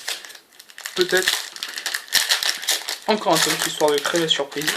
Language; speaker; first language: French; native; French